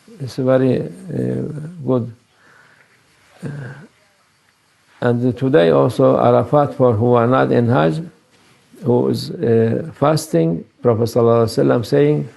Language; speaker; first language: English; non-native, learner; Turkish